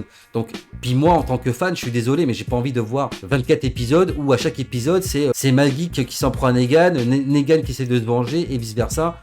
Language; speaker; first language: French; native; French